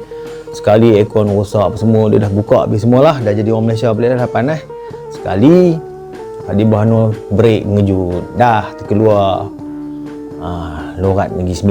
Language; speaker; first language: Malay; native; Malay